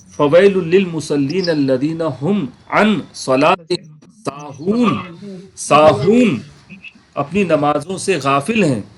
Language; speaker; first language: Urdu; native; Urdu